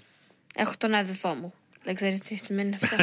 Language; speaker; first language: Greek; early bilingual, heritage; Greek